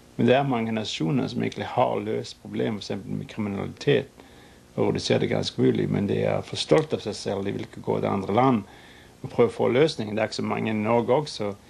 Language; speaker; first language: Norwegian; native; Norwegian